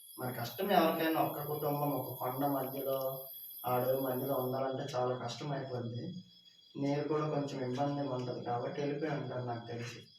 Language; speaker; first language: Telugu; non-native, local second language; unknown